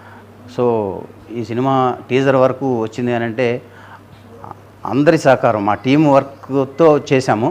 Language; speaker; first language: Telugu; native; Telugu